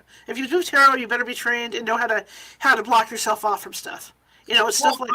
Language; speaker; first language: English; native; English